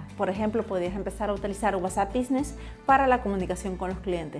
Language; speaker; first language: Spanish; native; Spanish